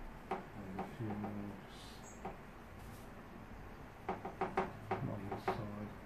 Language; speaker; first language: English; native; English